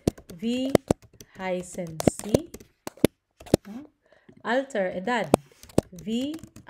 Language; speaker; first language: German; non-native, learner; Filipino